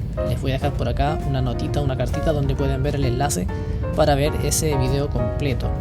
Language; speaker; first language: Spanish; native; Spanish